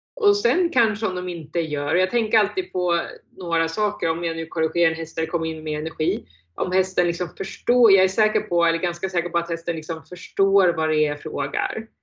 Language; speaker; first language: Swedish; native; Swedish